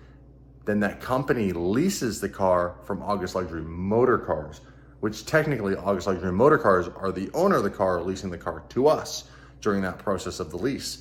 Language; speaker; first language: English; native; English